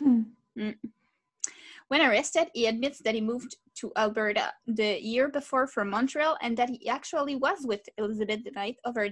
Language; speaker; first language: English; non-native, fluent; French